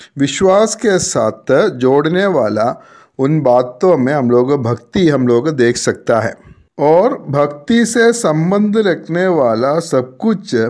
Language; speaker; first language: Hindi; non-native, local second language; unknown